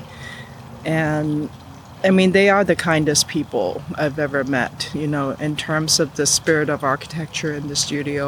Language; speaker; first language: English; non-native, local second language; Cantonese